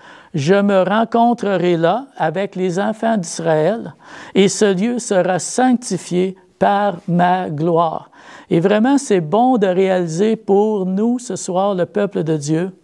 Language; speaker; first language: French; native; French